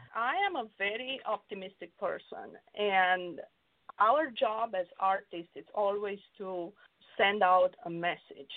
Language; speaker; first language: English; non-native, fluent; Romanian